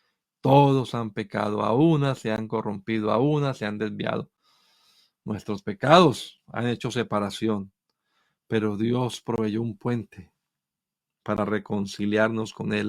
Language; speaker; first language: Spanish; native; Spanish